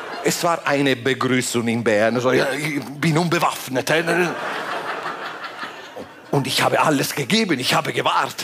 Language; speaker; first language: German; non-native, fluent; Italian